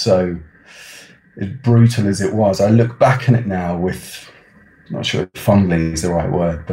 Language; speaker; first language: English; native; English